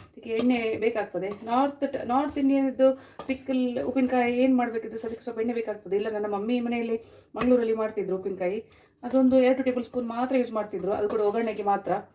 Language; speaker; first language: Kannada; non-native, local second language; Konkani